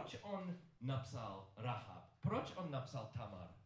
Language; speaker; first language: Czech; non-native, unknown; English